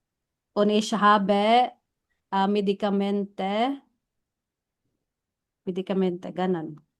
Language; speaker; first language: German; non-native, fluent; Filipino